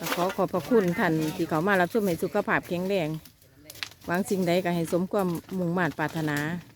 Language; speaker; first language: Thai; native; Thai